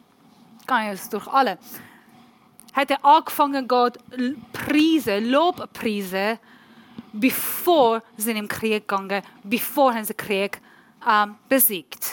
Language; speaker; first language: German; non-native, learner; Persian